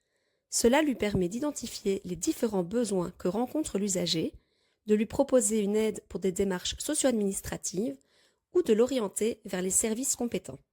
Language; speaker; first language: French; native; French